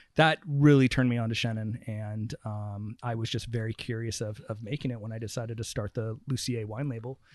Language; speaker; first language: English; native; English